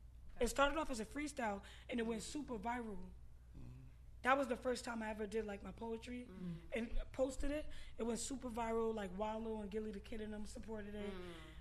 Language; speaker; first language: English; native; English